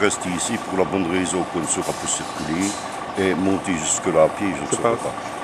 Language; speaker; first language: French; native; French